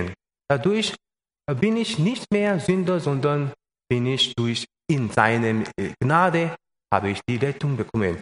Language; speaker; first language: German; non-native, learner; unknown